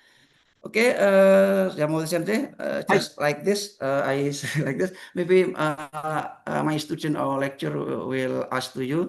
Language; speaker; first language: English; non-native, learner; Indonesian